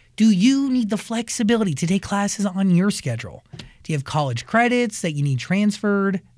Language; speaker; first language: English; native; English